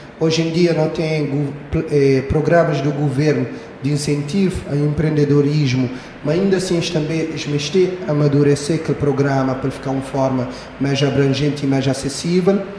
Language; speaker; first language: Portuguese; non-native, local second language; Kabuverdianu